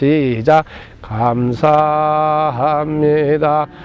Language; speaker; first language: Korean; native; Korean